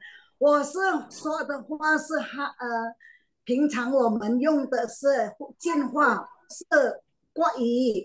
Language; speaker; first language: Chinese; non-native, learner; Min Nan Chinese